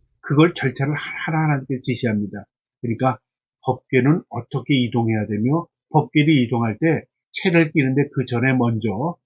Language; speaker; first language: Korean; native; Korean